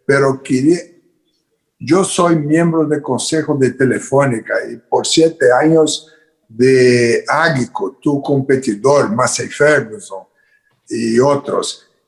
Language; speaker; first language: Spanish; non-native, fluent; Portuguese